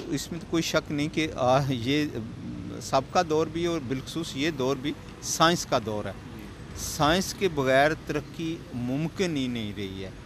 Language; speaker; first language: Urdu; non-native, local second language; Pahari-Potwari